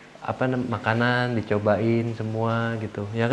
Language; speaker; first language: Indonesian; native; Indonesian